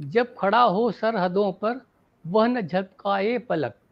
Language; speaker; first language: Hindi; native; Hindi